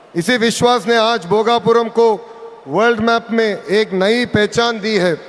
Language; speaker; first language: Hindi; non-native, local second language; Telugu